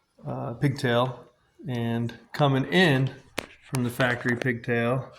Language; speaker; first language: English; native; English